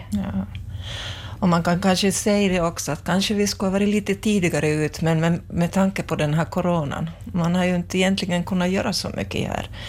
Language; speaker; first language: Swedish; native; Swedish